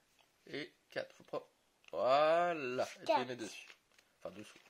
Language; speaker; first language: French; native; French